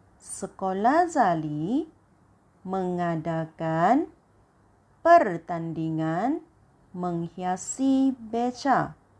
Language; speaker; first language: Malay; non-native, local second language; Chinese